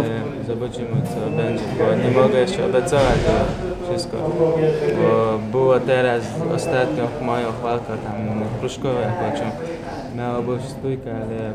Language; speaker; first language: Polish; non-native, learner; Chechen